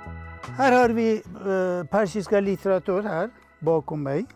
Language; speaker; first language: Swedish; non-native, fluent; Persian